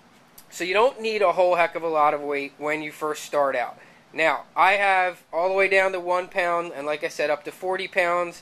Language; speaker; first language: English; native; English